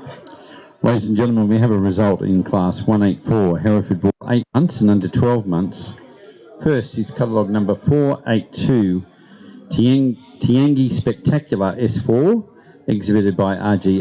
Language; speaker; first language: English; native; English